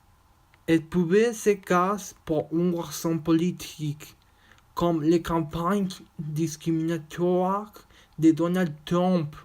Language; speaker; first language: French; non-native, learner; Spanish